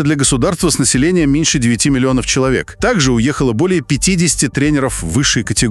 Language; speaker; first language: Russian; native; Russian